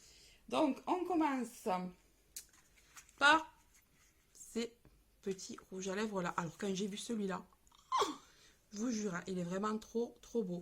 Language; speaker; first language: French; native; French